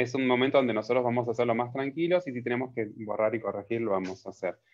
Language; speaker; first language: Spanish; native; Spanish